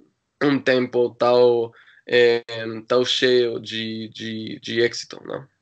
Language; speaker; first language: Portuguese; non-native, learner; English